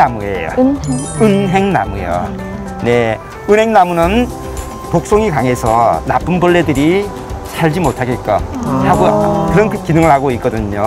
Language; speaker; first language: Korean; native; Korean